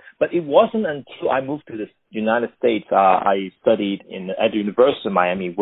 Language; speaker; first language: English; non-native, local second language; Cantonese